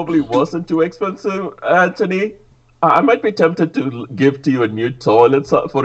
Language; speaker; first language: English; non-native, local second language; Tamil